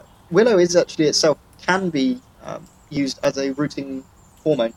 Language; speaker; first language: English; native; English